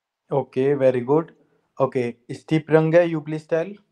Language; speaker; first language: English; non-native, local second language; Hindi